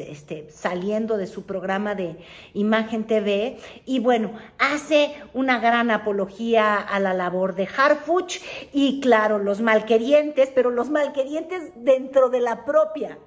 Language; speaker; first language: Spanish; native; Spanish